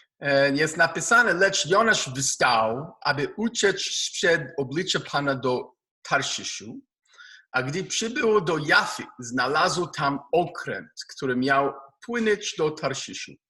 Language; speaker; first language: Polish; non-native, learner; Hebrew